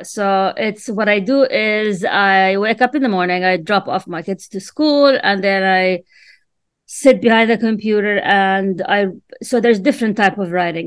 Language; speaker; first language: English; non-native, fluent; Arabic